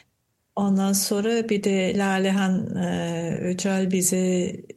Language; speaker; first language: Turkish; non-native, fluent; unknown